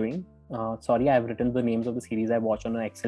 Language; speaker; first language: English; non-native, local second language; Hindi